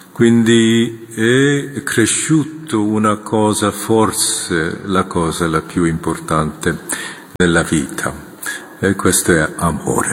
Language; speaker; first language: Italian; non-native, fluent; Korean